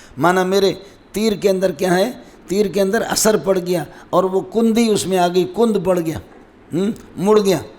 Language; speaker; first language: Urdu; non-native, local second language; Brahui